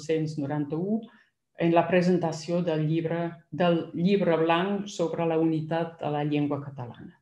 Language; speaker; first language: Catalan; non-native, fluent; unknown